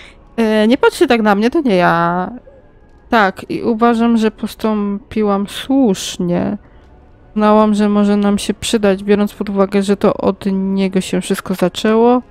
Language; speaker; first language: Polish; native; Polish